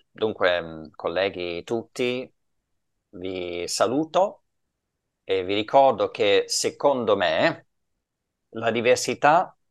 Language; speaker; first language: Italian; non-native, fluent; English